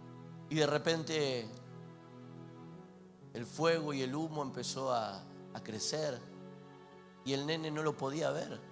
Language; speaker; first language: Spanish; native; Spanish